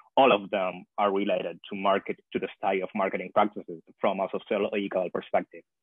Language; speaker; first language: English; non-native, fluent; Spanish